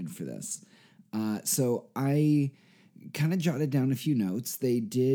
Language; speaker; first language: English; native; English